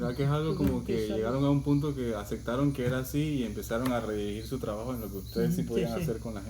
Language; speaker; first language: Spanish; native; Spanish